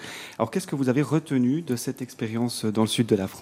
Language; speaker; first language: French; native; French